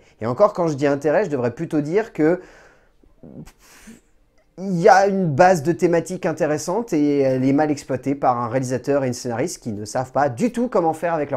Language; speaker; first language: French; native; French